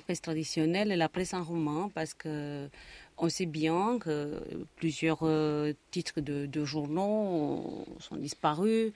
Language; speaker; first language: French; non-native, fluent; Romanian